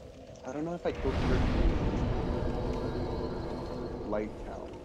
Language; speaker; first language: English; native; English